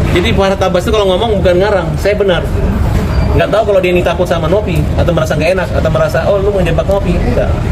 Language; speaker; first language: Indonesian; native; Indonesian